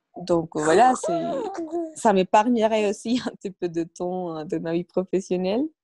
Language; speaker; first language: French; non-native, fluent; Spanish